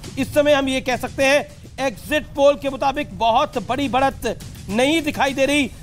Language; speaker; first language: Hindi; native; Hindi